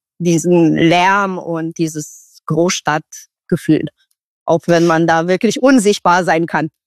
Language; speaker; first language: German; non-native, fluent; Romanian